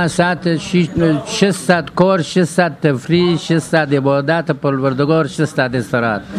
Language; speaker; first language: Persian; native; Persian